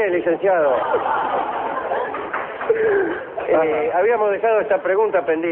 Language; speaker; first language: Spanish; native; Spanish